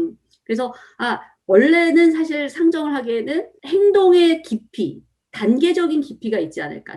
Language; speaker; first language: Korean; native; Korean